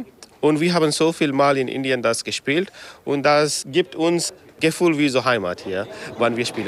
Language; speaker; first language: German; non-native, learner; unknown